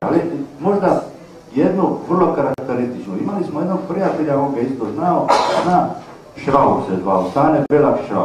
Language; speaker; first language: Serbian; native; Serbian